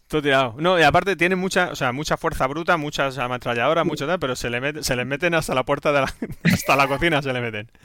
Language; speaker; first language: Spanish; native; Spanish